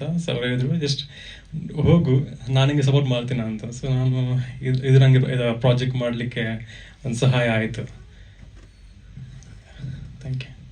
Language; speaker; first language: Kannada; non-native, local second language; Konkani